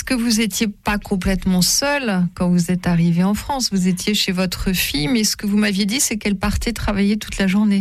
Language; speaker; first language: French; native; French